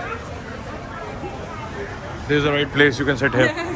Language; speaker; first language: English; non-native, local second language; Hindi